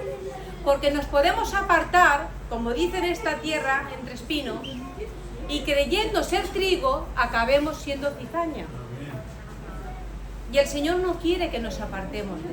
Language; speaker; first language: Spanish; native; Spanish